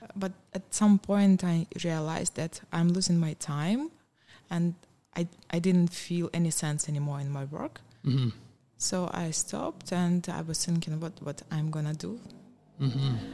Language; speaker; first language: English; non-native, fluent; Ukrainian